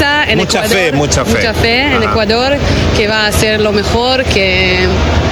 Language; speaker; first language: Spanish; non-native, learner; Hebrew